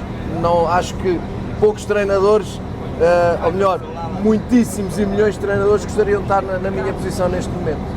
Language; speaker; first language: Portuguese; native; Portuguese